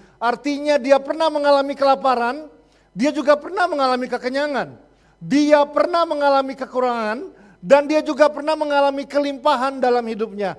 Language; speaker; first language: Indonesian; native; Indonesian